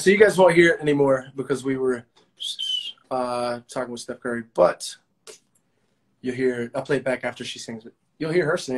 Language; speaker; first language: English; native; English